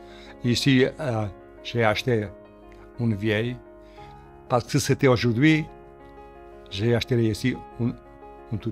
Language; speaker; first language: French; non-native, learner; Portuguese